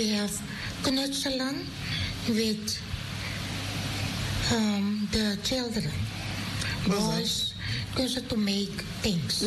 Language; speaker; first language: English; non-native, learner; Dutch